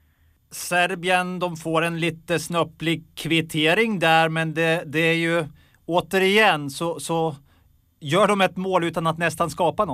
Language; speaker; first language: Swedish; native; Swedish